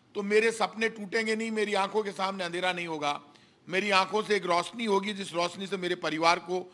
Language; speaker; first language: Hindi; native; Hindi